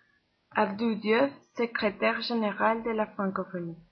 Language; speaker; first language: French; non-native, learner; Spanish